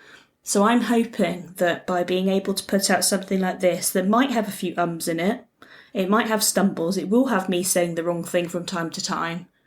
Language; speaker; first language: English; native; English